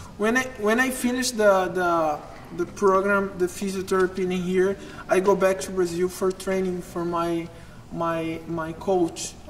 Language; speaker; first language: English; non-native, learner; Portuguese